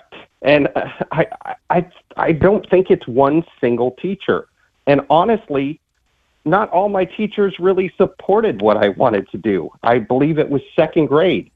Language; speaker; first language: English; native; English